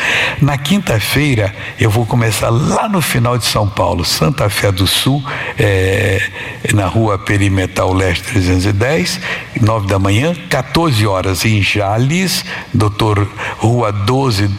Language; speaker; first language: Portuguese; native; Portuguese